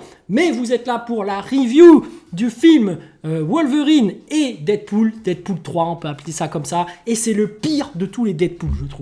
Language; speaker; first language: French; native; French